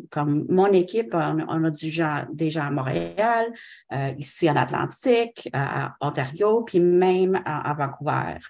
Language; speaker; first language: French; non-native, local second language; English